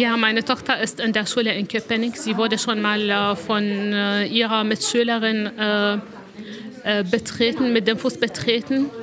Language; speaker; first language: German; non-native, learner; Arabic